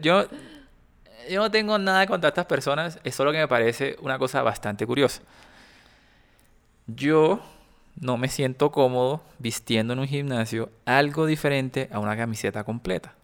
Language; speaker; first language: Spanish; native; Spanish